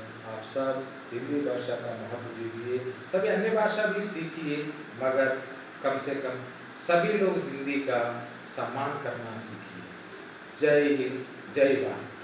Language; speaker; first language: Hindi; non-native, local second language; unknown